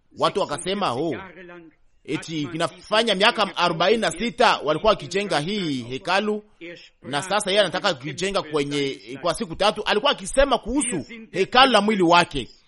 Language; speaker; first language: Swahili; native; Swahili